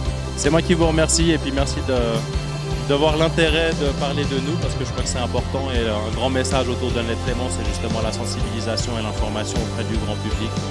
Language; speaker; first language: French; native; French